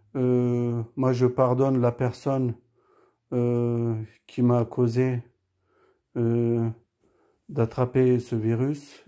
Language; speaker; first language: French; early bilingual, other home language; Turkish